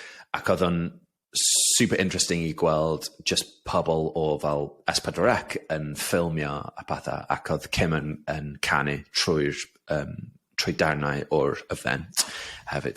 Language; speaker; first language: Welsh; non-native, local second language; English